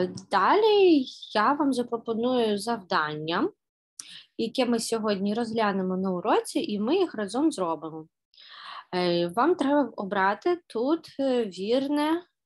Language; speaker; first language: Ukrainian; native; Ukrainian